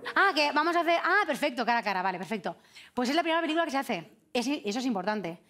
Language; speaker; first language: Spanish; native; Spanish